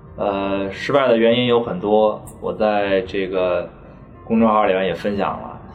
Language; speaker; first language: Chinese; native; Chinese